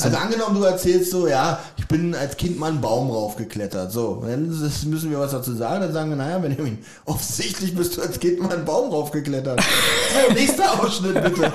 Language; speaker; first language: German; native; German